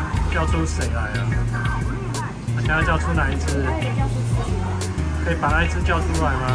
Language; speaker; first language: Chinese; native; Chinese